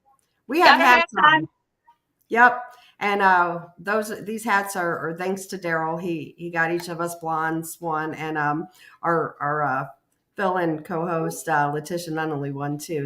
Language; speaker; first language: English; native; English